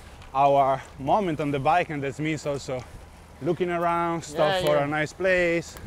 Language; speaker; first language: English; non-native, fluent; Italian